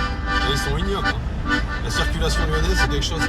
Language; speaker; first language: French; native; French